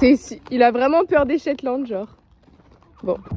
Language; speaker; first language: French; native; French